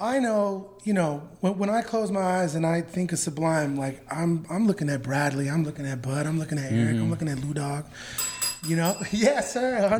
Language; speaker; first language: English; native; English